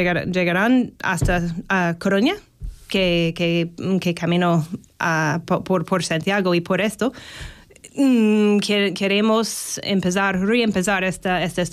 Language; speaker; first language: Spanish; non-native, learner; English